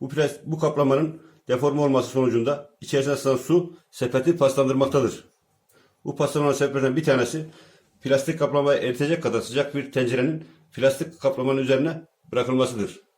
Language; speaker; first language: Turkish; native; Turkish